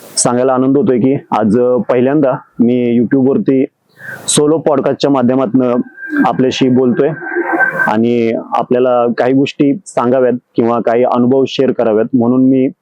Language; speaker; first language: Marathi; non-native, local second language; Kannada